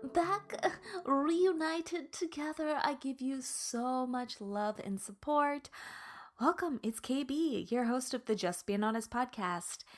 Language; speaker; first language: English; native; English